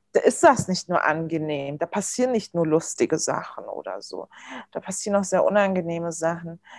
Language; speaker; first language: German; early bilingual, other home language; Turkish